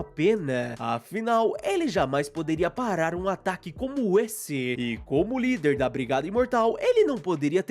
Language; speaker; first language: Portuguese; native; Portuguese